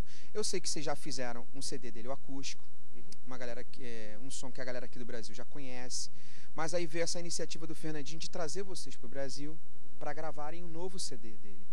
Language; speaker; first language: Portuguese; native; Portuguese